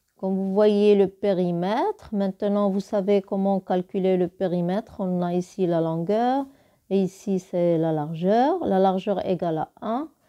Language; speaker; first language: French; non-native, local second language; Arabic